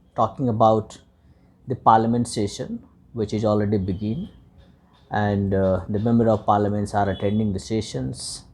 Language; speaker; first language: English; non-native, local second language; Hindi